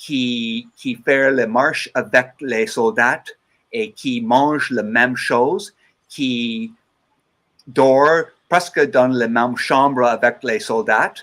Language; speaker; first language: French; non-native, learner; English